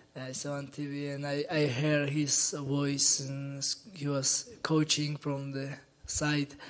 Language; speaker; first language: English; non-native, learner; Georgian